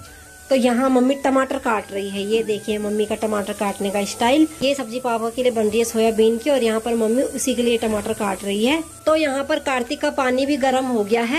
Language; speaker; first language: Hindi; native; Hindi